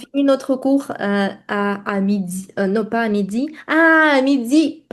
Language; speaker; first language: French; non-native, fluent; Russian